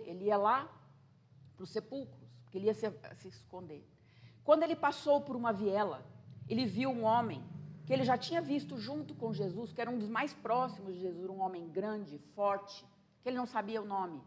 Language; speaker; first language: Portuguese; native; Portuguese